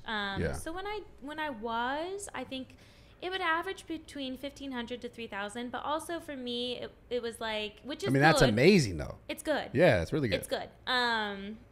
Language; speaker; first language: English; native; English